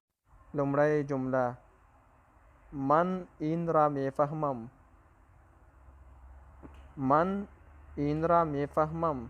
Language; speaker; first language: Persian; non-native, local second language; Pashto